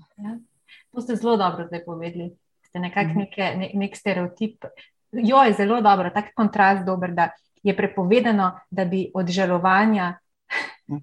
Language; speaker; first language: Slovenian; native; Slovenian